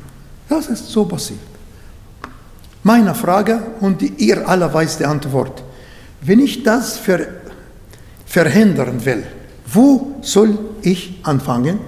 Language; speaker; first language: German; non-native, fluent; Arabic